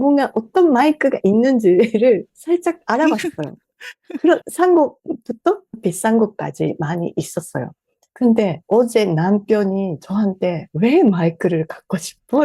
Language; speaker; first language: Korean; non-native, fluent; Japanese